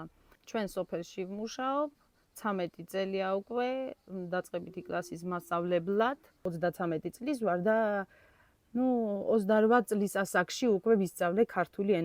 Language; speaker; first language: Georgian; non-native, local second language; Armenian